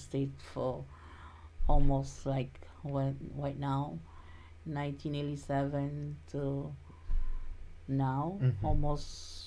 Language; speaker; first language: English; non-native, learner; Haitian Creole